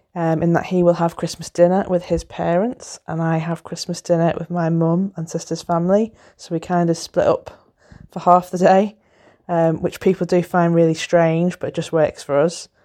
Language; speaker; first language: English; native; English